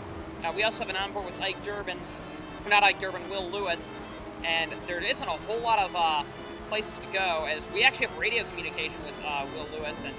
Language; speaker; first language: English; native; English